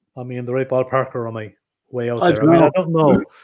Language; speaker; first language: English; native; English